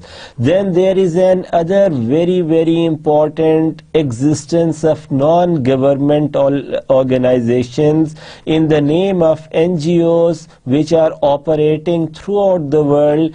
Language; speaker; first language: English; non-native, local second language; Urdu